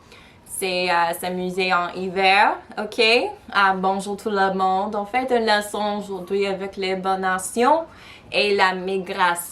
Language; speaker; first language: French; non-native, local second language; English